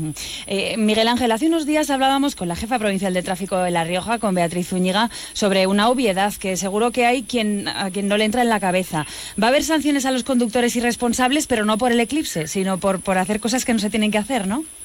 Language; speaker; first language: Spanish; native; Spanish